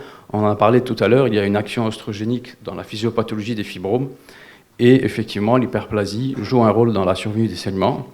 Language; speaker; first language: French; non-native, local second language; Wolof